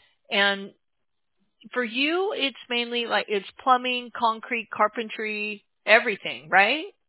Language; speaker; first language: English; native; English